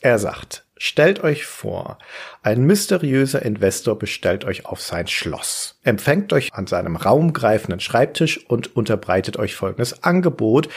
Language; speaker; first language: German; native; German